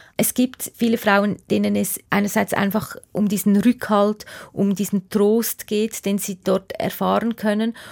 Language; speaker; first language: German; native; German